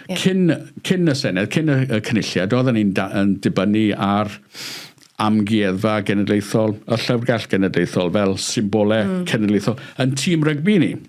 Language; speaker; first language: Welsh; native; Welsh